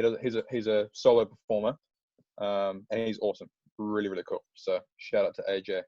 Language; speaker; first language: English; native; English